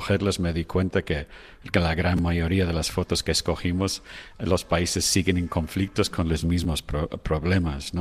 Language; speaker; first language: Spanish; non-native, fluent; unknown